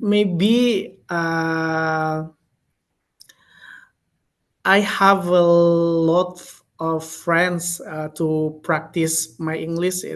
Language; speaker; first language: English; non-native, learner; Indonesian